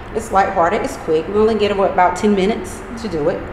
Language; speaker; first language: English; native; English